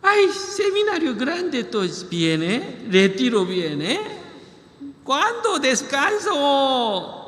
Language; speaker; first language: Spanish; non-native, learner; Korean